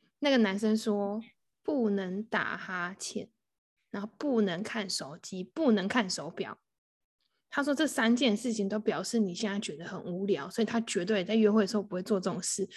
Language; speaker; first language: Chinese; native; Chinese